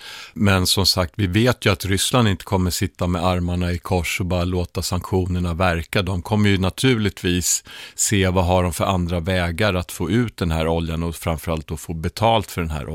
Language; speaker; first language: Swedish; native; Swedish